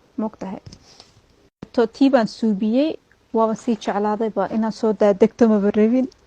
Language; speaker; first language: Somali; early bilingual, heritage; Somali